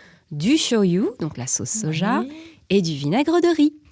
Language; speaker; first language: French; native; French